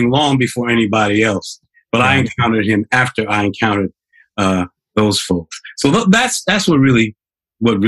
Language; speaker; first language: English; native; English